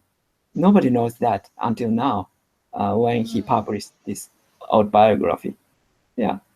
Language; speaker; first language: English; non-native, learner; Japanese